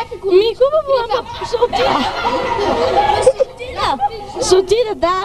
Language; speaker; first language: Bulgarian; non-native, learner; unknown